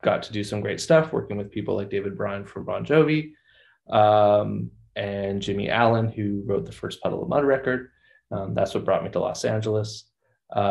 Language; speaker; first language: English; native; English